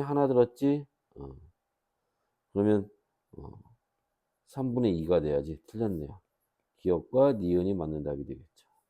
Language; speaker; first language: Korean; native; Korean